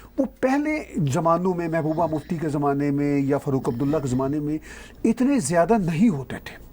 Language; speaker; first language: Urdu; non-native, local second language; Punjabi